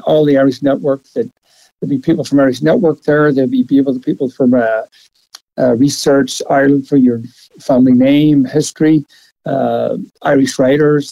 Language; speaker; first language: English; native; English